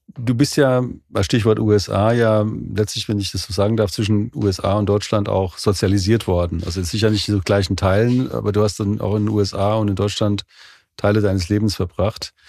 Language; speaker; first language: German; native; German